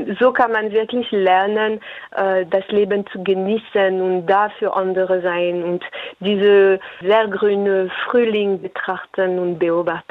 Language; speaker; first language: German; non-native, fluent; French